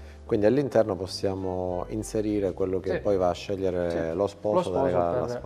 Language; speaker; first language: Italian; native; Italian